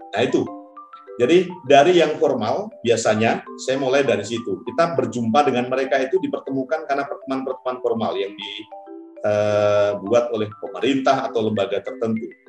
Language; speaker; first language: Indonesian; native; Indonesian